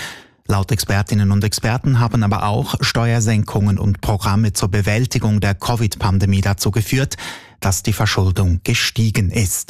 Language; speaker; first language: German; native; German